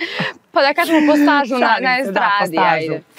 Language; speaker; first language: Serbian; native; Serbian